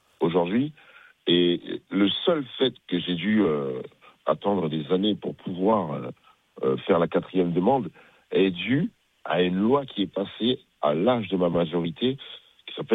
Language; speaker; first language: French; early bilingual, other home language; Bambara